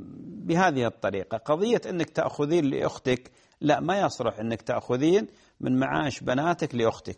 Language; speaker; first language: Arabic; native; Arabic